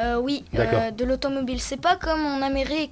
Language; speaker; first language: French; non-native, local second language; Arabic